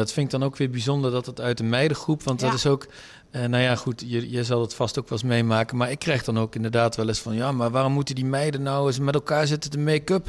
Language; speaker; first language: Dutch; native; Dutch